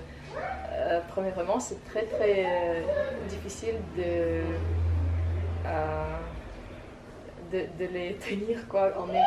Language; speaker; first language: French; non-native, fluent; Tajik